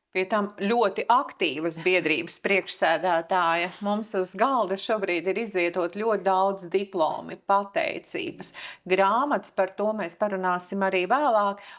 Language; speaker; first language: Latvian; native; Latvian